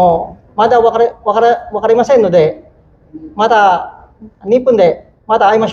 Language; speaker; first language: Japanese; non-native, learner; Filipino